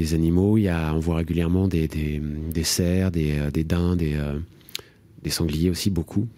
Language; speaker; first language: French; native; French